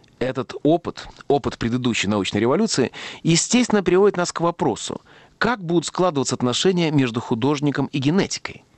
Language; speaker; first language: Russian; native; Russian